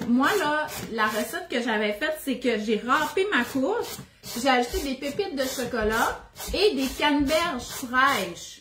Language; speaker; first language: French; native; French